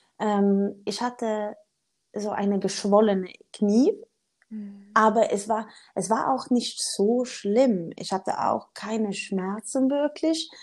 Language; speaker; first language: German; non-native, learner; Swedish